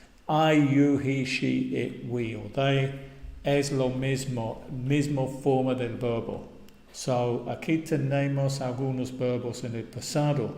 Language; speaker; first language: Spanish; non-native, fluent; English